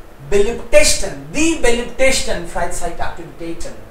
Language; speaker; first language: German; non-native, fluent; Hindi